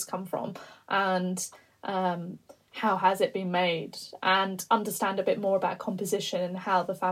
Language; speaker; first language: English; native; English